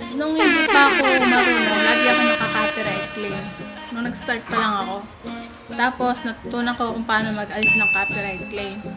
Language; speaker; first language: Filipino; non-native, local second language; Pampanga